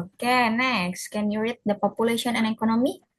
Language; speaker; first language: English; non-native, fluent; Indonesian